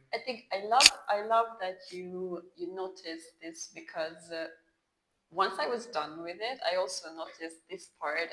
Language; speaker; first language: English; non-native, fluent; Hungarian